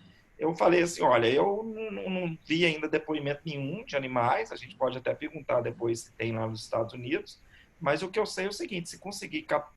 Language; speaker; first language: Portuguese; native; Portuguese